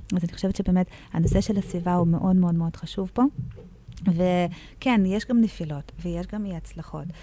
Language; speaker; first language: Hebrew; early bilingual, other home language; Russian